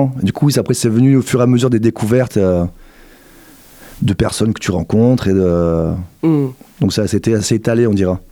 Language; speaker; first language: French; native; French